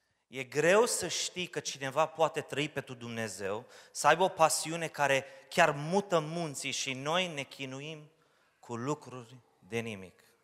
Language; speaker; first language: Romanian; early bilingual, heritage; Romanian